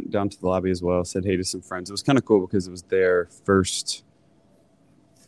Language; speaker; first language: English; native; English